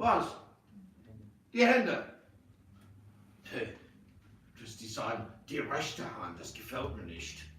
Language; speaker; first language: German; non-native, fluent; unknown